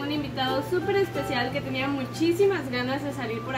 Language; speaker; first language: Spanish; native; Spanish